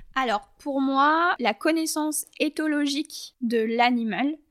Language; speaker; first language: French; native; French